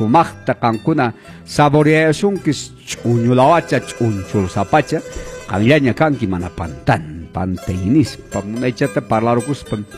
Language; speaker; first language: Spanish; non-native, local second language; Quechua